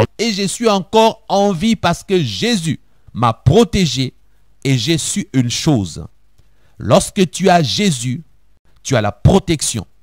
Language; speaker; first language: French; non-native, local second language; Lingala